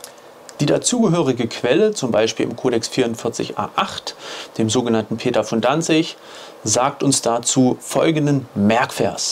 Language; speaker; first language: German; native; German